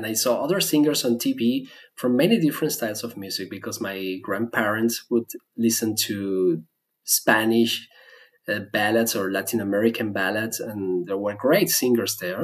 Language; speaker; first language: English; non-native, fluent; Spanish